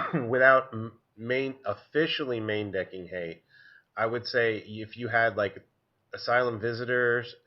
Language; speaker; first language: English; native; English